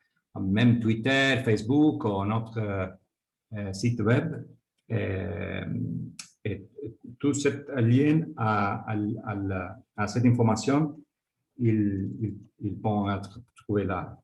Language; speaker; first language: French; non-native, fluent; Spanish